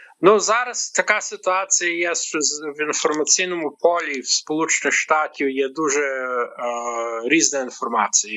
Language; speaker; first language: Ukrainian; early bilingual, heritage; Ukrainian